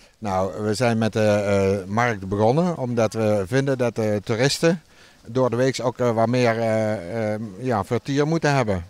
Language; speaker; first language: Dutch; native; Dutch